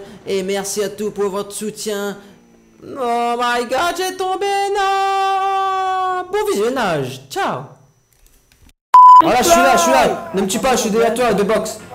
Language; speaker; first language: French; native; French